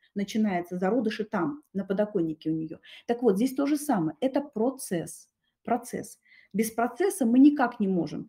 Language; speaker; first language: Russian; native; Russian